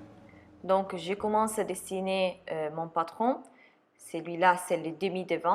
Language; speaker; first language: French; non-native, fluent; Italian